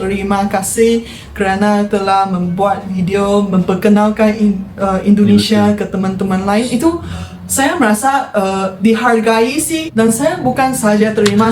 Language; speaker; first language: Indonesian; non-native, fluent; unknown